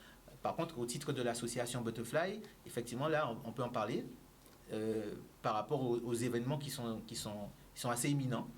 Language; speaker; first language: French; native; French